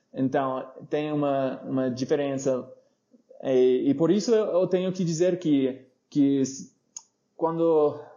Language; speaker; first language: Portuguese; non-native, fluent; English